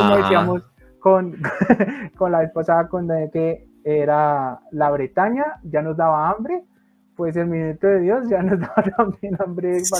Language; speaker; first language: Spanish; native; Spanish